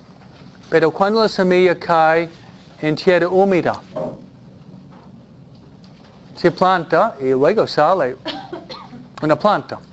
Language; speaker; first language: Spanish; non-native, fluent; English